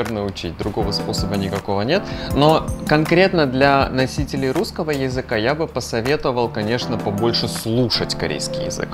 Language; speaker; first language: Russian; native; Russian